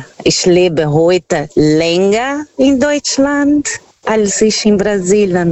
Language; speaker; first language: German; non-native, fluent; Portuguese